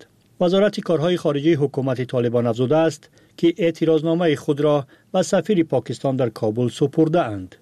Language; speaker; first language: Persian; native; Persian